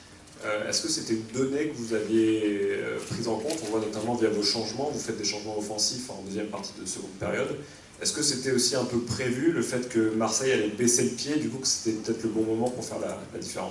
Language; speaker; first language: French; native; French